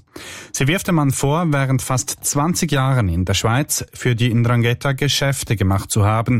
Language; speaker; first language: German; native; German